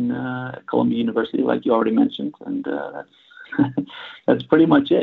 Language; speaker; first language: English; native; English